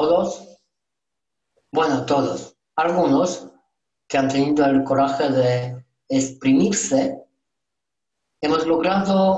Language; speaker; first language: Spanish; non-native, learner; Romanian